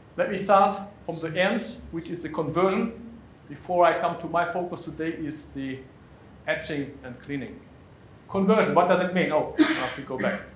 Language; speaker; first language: English; non-native, fluent; German